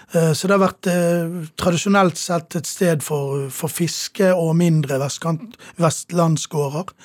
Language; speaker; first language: Norwegian; native; Norwegian